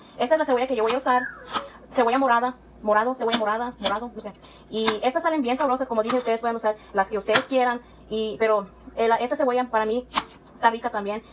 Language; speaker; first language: Spanish; early bilingual, heritage; Spanish